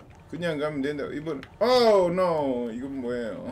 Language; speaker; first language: Korean; native; Korean